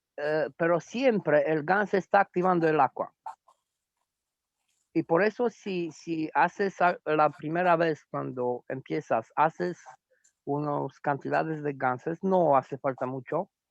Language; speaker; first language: Spanish; non-native, fluent; Romanian